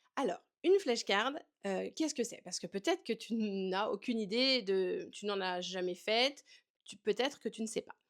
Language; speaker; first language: French; native; French